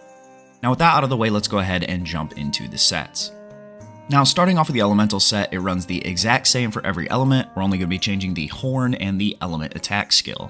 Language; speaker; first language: English; native; English